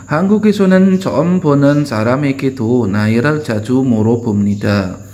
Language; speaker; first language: Korean; non-native, fluent; Indonesian